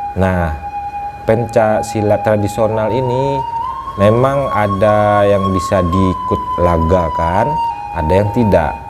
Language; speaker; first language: Indonesian; non-native, local second language; Minangkabau